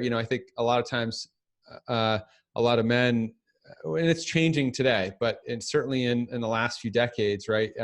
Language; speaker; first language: English; native; English